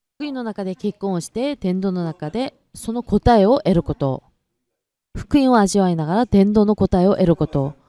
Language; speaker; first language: Japanese; non-native, fluent; Korean